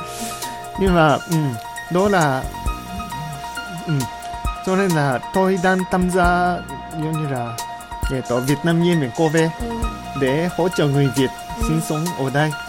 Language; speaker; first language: Vietnamese; non-native, learner; Japanese